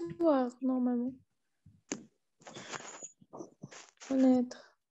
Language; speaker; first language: French; non-native, learner; Arabic